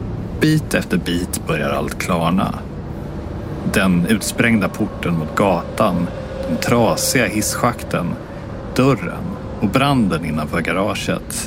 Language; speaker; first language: Swedish; native; Swedish